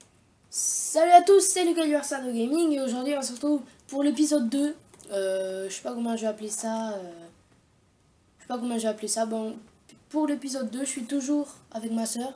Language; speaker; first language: French; native; French